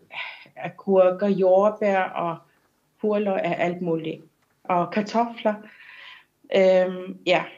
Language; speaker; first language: Danish; non-native, local second language; Kalaallisut